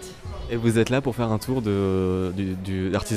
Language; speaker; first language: French; native; French